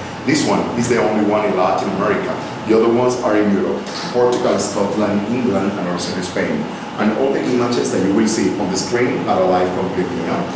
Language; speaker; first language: English; non-native, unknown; Spanish